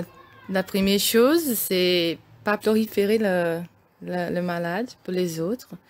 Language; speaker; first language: French; non-native, learner; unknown